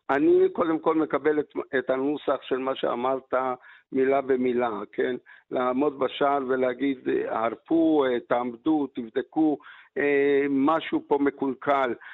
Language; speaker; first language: Hebrew; early bilingual, other home language; Arabic